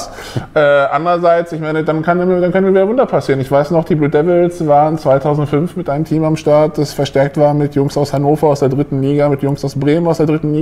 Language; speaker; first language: German; native; German